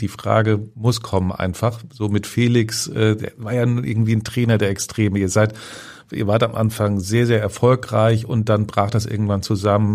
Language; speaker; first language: German; native; German